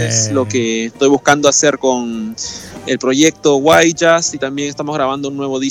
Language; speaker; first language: Spanish; native; Spanish